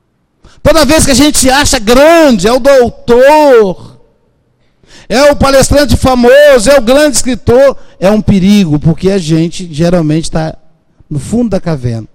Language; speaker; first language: Portuguese; native; Portuguese